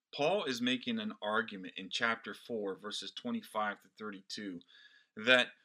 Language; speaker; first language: English; non-native, fluent; Portuguese